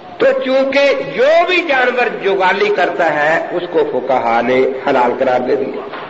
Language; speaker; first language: Urdu; non-native, local second language; Punjabi